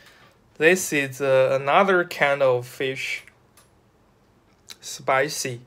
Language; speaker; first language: English; non-native, learner; Chinese